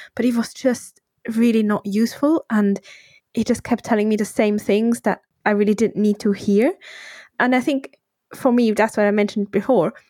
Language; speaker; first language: English; non-native, fluent; Swiss German